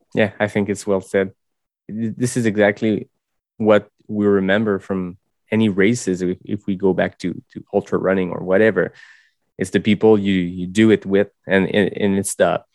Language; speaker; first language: English; non-native, fluent; French